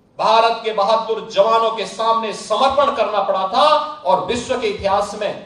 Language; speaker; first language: Hindi; native; Hindi